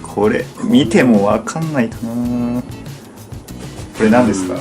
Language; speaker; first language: Japanese; native; Japanese